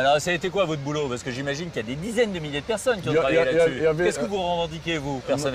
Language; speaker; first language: French; native; French